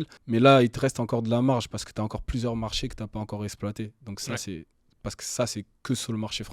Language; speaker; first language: French; native; French